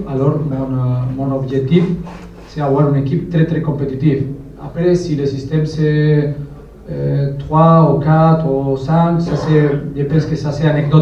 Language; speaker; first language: French; non-native, learner; Spanish